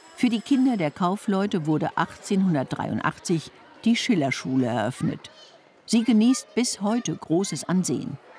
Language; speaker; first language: German; native; German